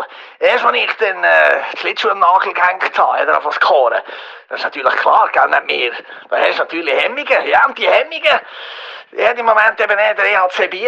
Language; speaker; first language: German; native; German